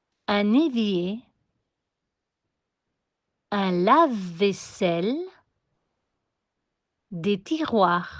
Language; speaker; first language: French; non-native, fluent; Spanish